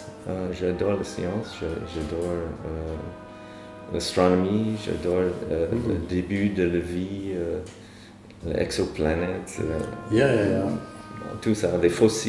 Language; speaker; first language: French; non-native, fluent; English